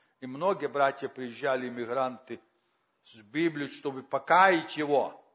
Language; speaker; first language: Russian; early bilingual, heritage; Russian